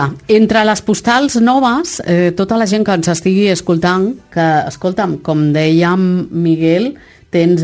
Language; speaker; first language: Catalan; native; Catalan